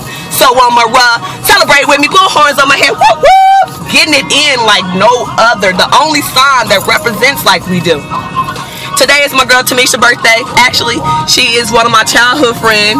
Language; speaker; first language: English; native; English